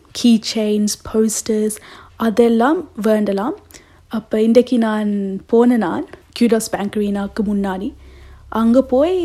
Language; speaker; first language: Tamil; early bilingual, heritage; Tamil